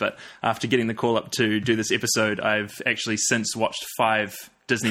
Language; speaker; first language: English; native; English